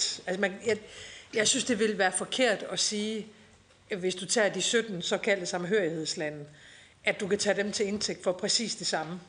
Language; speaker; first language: Danish; native; Danish